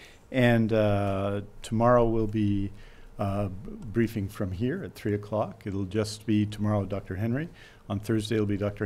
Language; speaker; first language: English; native; English